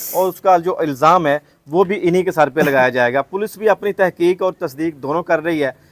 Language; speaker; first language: Hindi; non-native, local second language; Punjabi